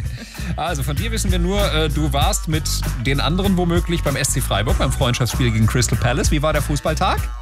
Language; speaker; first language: German; native; German